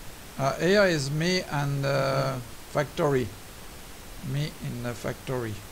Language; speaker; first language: English; non-native, learner; French